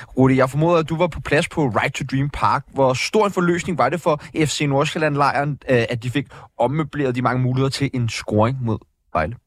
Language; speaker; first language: Danish; native; Danish